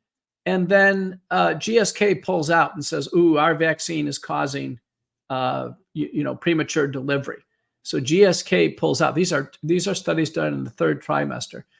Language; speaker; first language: English; native; English